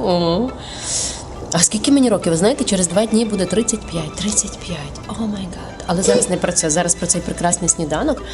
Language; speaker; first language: Ukrainian; native; Ukrainian